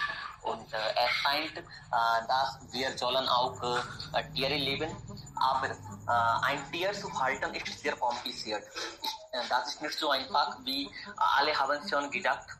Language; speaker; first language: German; non-native, learner; Hindi